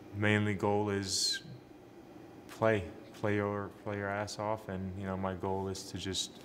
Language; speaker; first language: English; non-native, fluent; Turkish